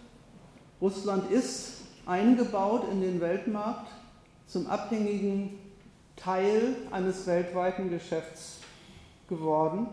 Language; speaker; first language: German; native; German